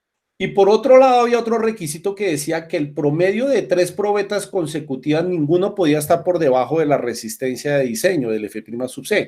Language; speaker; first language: Spanish; native; Spanish